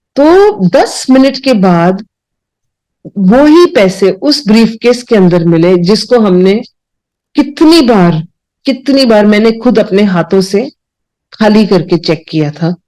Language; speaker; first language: Hindi; non-native, local second language; Punjabi